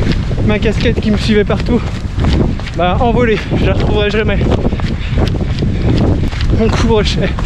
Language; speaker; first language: French; native; French